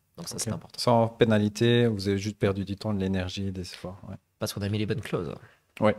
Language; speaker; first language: French; native; French